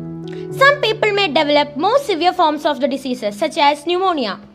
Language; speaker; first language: English; non-native, local second language; Malayalam